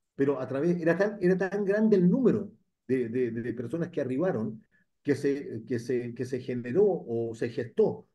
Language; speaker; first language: Spanish; native; Spanish